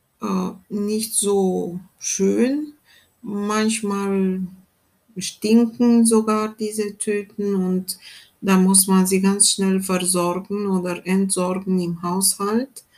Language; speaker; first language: German; non-native, fluent; Romanian